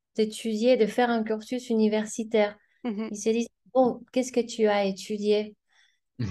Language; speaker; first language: French; non-native, fluent; Spanish